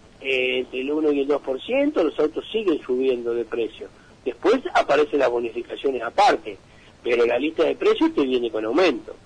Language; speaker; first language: Spanish; native; Spanish